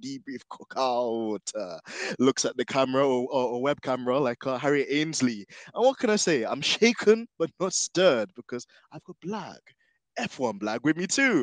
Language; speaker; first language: English; native; English